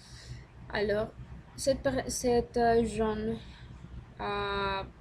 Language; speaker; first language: French; non-native, learner; Spanish